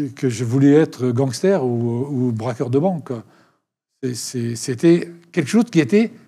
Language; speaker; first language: French; native; French